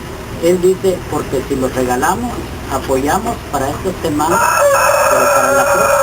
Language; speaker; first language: Spanish; non-native, local second language; Kʼicheʼ